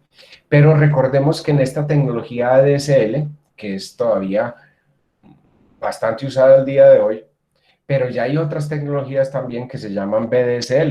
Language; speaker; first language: Spanish; native; Spanish